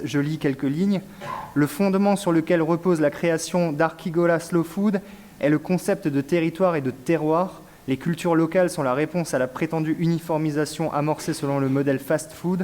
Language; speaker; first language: French; native; French